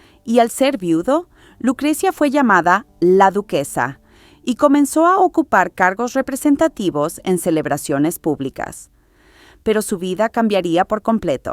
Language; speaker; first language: Spanish; native; Spanish